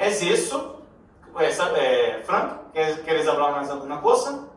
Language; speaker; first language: Spanish; non-native, learner; Portuguese